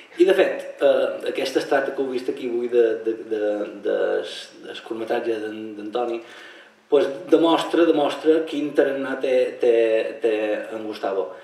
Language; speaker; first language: Catalan; native; Catalan